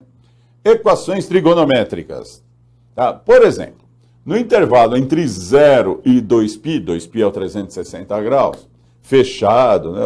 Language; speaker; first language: Portuguese; native; Portuguese